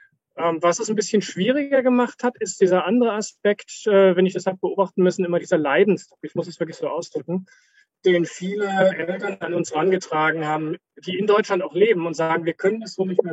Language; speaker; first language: German; native; German